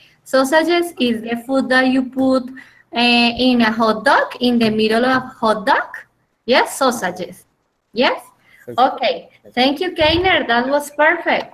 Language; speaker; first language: English; non-native, fluent; Spanish